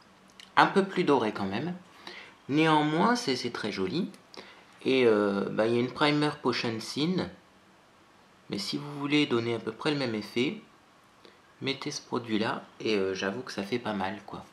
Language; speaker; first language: French; native; French